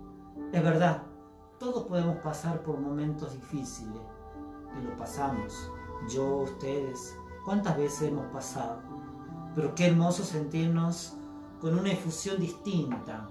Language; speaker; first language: Spanish; native; Spanish